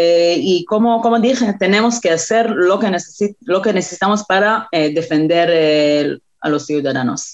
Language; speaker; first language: Spanish; non-native, fluent; Hebrew